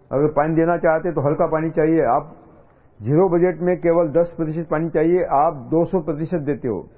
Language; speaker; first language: Hindi; non-native, local second language; Marathi